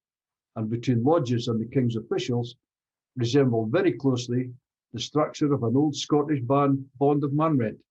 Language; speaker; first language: English; native; English